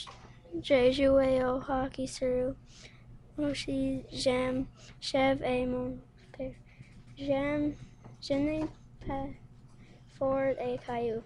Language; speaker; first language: French; non-native, learner; English